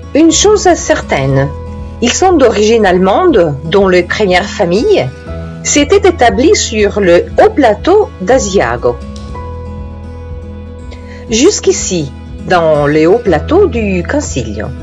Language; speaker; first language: French; non-native, fluent; Italian